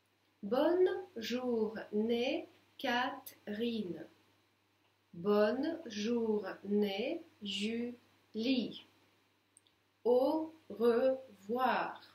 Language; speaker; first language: French; non-native, fluent; Russian